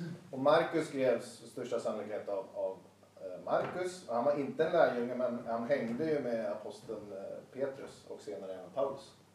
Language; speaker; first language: Swedish; native; Swedish